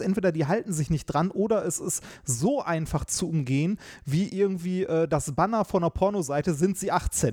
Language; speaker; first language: German; native; German